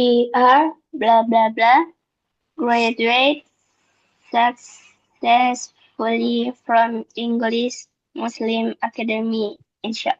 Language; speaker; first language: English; non-native, learner; Indonesian